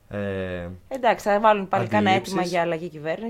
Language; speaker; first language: Greek; native; Greek